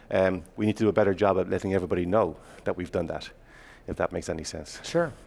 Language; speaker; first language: English; native; English